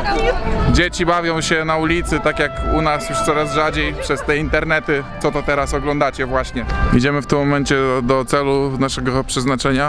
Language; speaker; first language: Polish; native; Polish